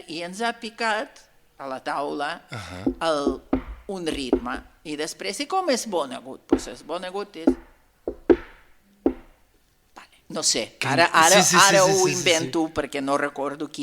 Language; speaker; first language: Catalan; non-native, fluent; Russian